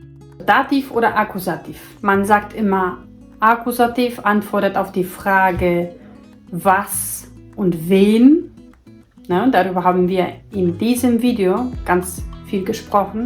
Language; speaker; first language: German; non-native, fluent; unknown